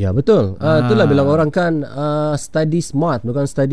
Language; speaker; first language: Malay; native; Malay